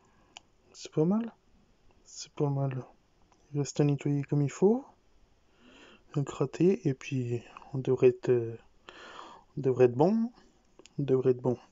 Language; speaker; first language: French; native; French